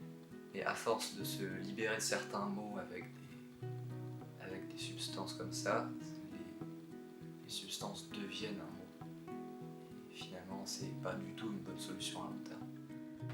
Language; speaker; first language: French; native; French